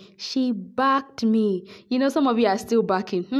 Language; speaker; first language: English; non-native, local second language; Yoruba